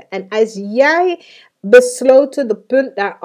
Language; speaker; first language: Dutch; non-native, fluent; English